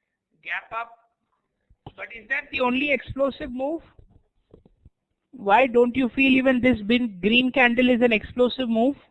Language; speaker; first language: English; non-native, local second language; Hindi